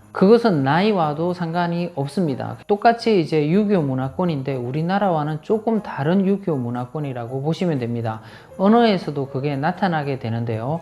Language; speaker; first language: Korean; native; Korean